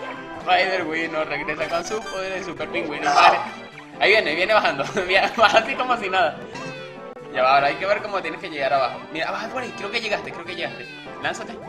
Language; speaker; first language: Spanish; native; Spanish